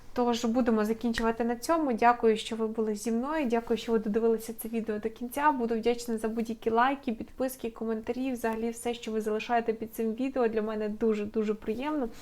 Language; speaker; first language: Ukrainian; non-native, local second language; Russian